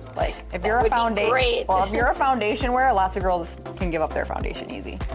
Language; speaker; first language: English; native; English